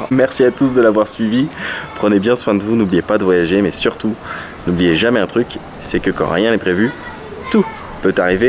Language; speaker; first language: French; native; French